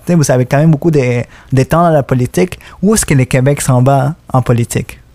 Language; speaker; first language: French; native; French